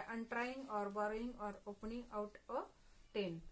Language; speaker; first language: English; non-native, local second language; Marathi